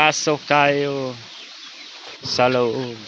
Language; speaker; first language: Filipino; native; Filipino